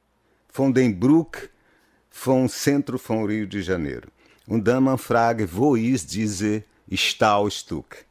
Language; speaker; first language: German; non-native, fluent; Portuguese